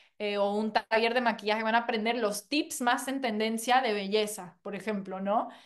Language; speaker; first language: Spanish; non-native, fluent; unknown